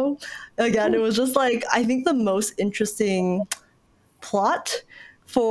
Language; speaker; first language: English; early bilingual, other home language; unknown